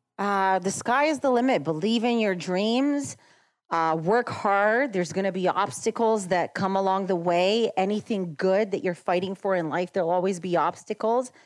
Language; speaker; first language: English; early bilingual, other home language; Macedonian